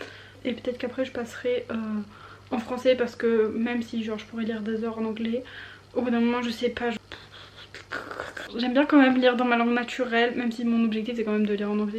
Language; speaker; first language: French; native; French